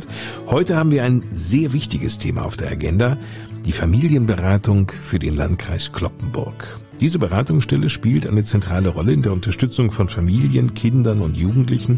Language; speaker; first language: German; native; German